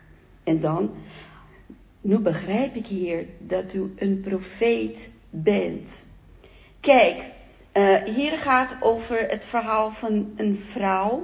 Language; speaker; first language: Dutch; non-native, fluent; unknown